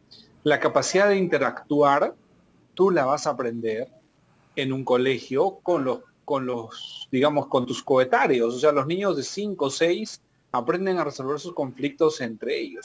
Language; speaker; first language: Spanish; native; Spanish